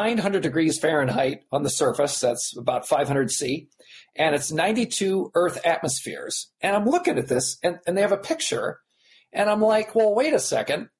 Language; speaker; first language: English; native; English